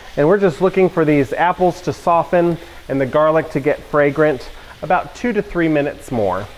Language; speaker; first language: English; native; English